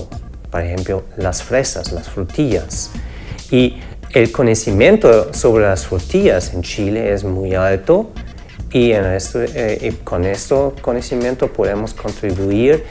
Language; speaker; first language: Spanish; non-native, fluent; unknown